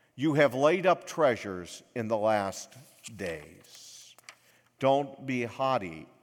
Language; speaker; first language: English; native; English